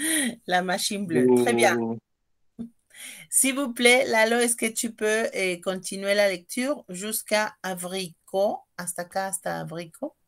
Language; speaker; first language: French; non-native, fluent; Spanish